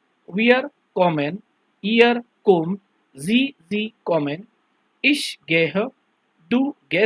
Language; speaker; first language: German; non-native, learner; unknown